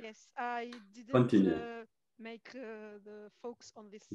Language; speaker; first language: English; non-native, fluent; Arabic